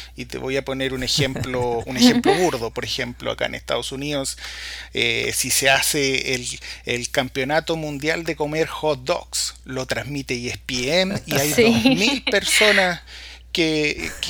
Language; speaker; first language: Spanish; native; Spanish